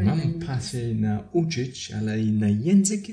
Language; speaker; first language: Polish; non-native, learner; English